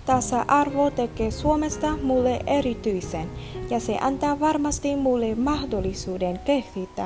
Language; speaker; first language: Finnish; non-native, learner; Vietnamese